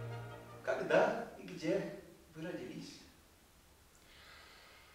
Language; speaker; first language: Russian; non-native, fluent; Portuguese